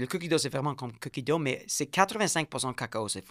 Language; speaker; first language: French; non-native, learner; English